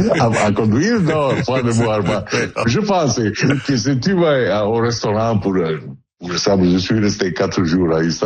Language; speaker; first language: French; non-native, learner; Italian